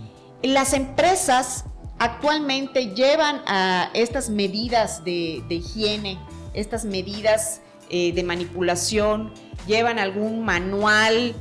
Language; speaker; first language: Spanish; native; Spanish